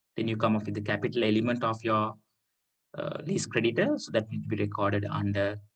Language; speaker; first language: English; non-native, local second language; Sinhala